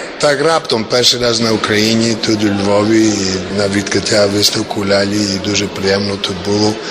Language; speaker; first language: Ukrainian; early bilingual, heritage; Ukrainian